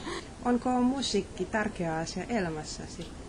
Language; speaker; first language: Finnish; non-native, fluent; Polish